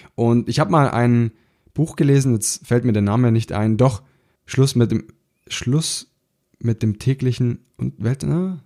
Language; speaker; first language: German; early bilingual, other home language; Italian